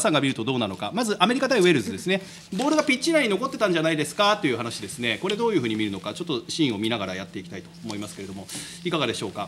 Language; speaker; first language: Japanese; native; Japanese